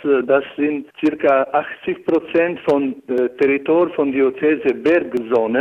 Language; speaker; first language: German; non-native, learner; Albanian